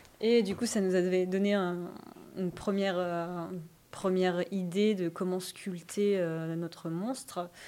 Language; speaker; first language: French; native; French